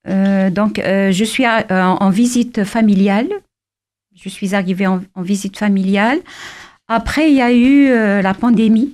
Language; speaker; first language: French; non-native, local second language; Kabyle